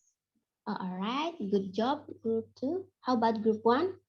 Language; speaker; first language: English; non-native, fluent; Indonesian